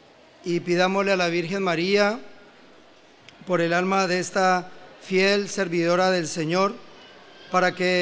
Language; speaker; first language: Spanish; native; Spanish